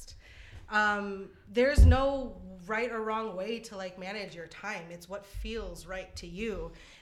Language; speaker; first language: English; non-native, local second language; Filipino